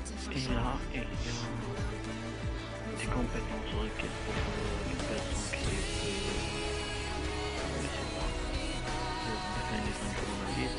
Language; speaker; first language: French; non-native, learner; Arabic